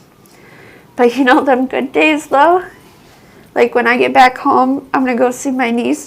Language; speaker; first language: English; native; English